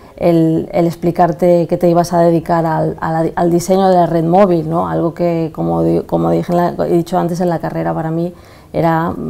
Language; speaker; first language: Spanish; native; Spanish